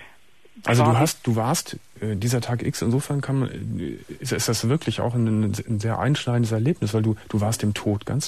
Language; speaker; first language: German; native; German